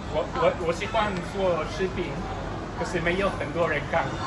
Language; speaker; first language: Chinese; non-native, learner; Spanish